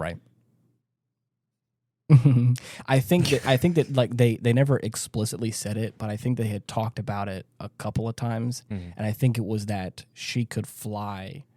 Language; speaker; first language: English; native; English